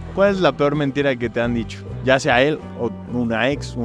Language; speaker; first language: Spanish; native; Spanish